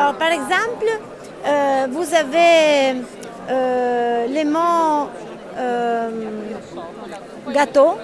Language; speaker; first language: French; non-native, fluent; Italian